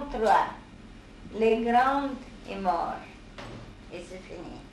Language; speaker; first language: French; non-native, fluent; Hungarian